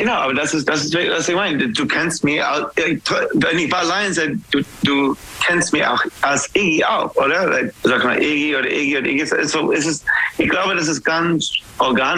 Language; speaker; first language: German; non-native, fluent; English